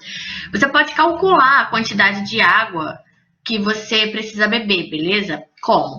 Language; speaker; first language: Portuguese; native; Portuguese